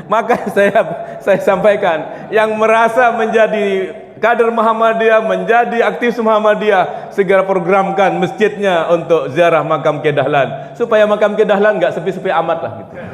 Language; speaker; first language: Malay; non-native, local second language; Javanese